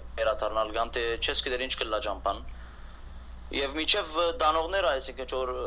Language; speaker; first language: Armenian; native; Armenian